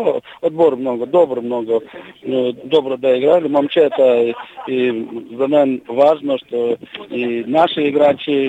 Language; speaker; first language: Bulgarian; non-native, learner; Russian